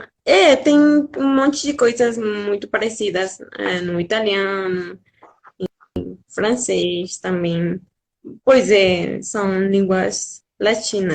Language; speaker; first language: Portuguese; non-native, fluent; Spanish